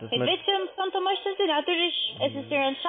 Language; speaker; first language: German; non-native, learner; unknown